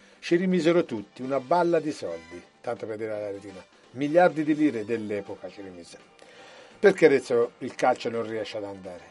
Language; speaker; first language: Italian; early bilingual, heritage; Italian